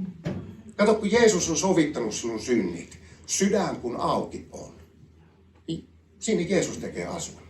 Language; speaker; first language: Finnish; native; Finnish